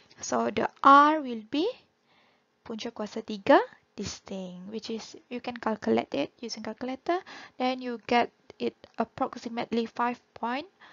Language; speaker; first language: English; non-native, local second language; Malay